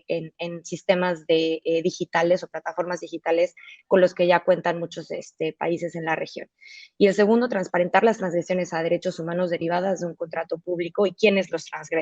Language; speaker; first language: Spanish; native; Spanish